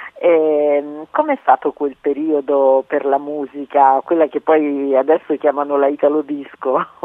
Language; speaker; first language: Italian; native; Italian